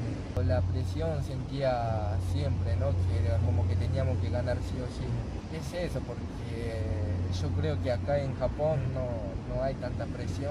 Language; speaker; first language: Spanish; non-native, fluent; Japanese